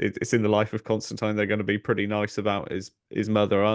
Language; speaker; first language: English; native; English